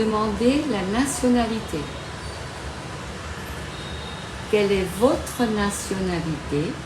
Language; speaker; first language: French; non-native, fluent; Vietnamese